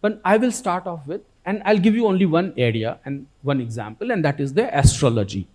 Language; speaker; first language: English; non-native, local second language; Gujarati